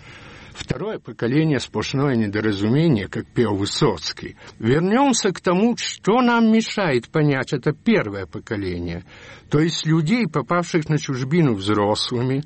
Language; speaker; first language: Russian; early bilingual, heritage; Russian